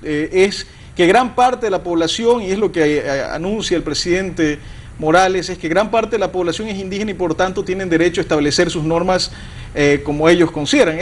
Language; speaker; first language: Spanish; native; Spanish